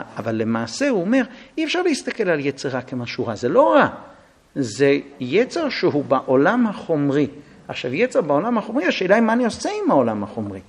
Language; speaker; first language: Hebrew; non-native, fluent; English